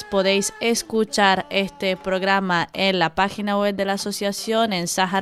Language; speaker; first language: Spanish; native; Spanish